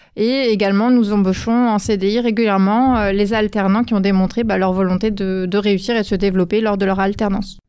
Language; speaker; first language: French; native; French